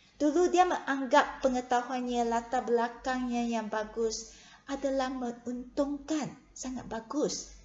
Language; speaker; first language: Malay; non-native, local second language; Chinese